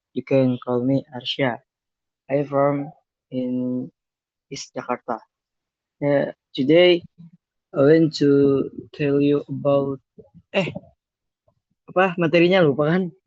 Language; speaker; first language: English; non-native, learner; Indonesian